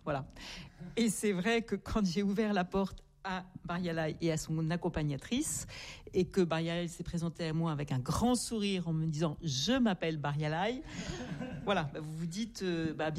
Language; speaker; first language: French; native; French